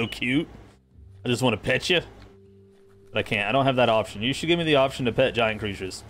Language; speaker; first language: English; native; English